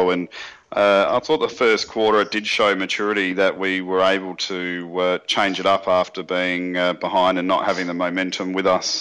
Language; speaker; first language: English; native; English